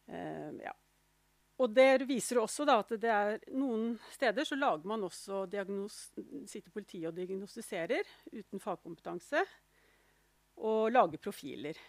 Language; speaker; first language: Norwegian; native; Norwegian